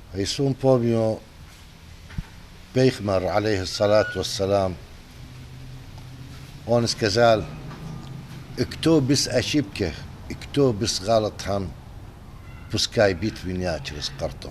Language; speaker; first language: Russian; non-native, learner; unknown